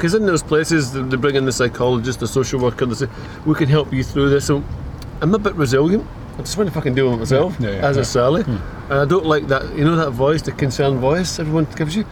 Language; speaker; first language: English; native; English